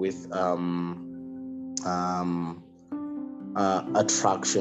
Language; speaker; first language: English; non-native, local second language; Nyanja